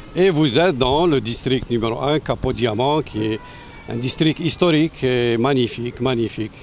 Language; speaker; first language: French; non-native, local second language; Arabic